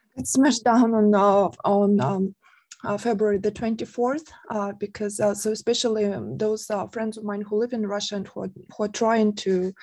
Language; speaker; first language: English; non-native, fluent; Russian